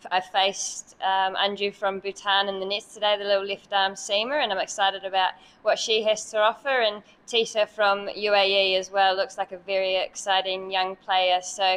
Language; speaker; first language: English; native; English